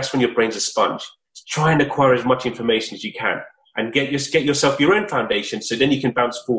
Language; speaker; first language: English; native; English